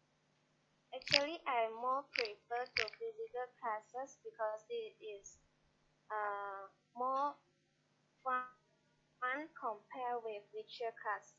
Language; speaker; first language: English; non-native, learner; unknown